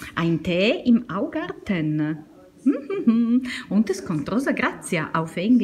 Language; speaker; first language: German; non-native, learner; Italian